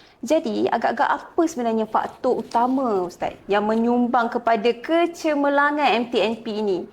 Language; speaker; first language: Malay; native; Malay